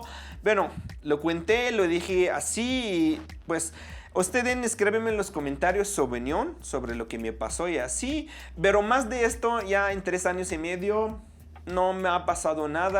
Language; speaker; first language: Spanish; non-native, fluent; Arabic